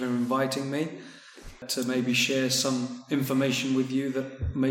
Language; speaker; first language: English; native; English